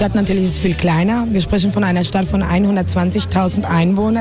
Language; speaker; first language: German; non-native, fluent; Spanish